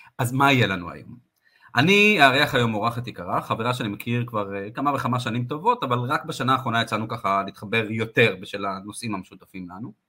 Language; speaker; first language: Hebrew; native; Hebrew